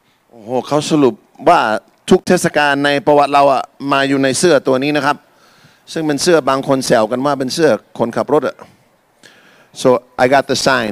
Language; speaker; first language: Thai; non-native, fluent; English